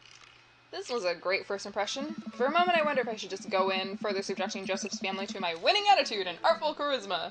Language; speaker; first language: English; native; English